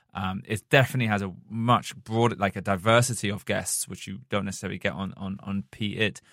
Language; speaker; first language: English; native; English